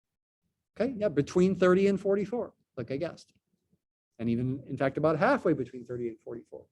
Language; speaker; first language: English; native; English